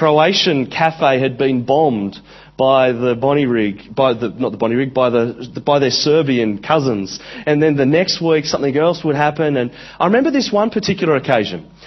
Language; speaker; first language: English; native; English